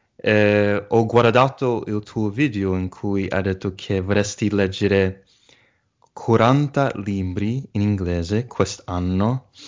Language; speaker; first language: Italian; non-native, learner; English